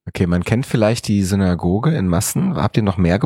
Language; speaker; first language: German; native; German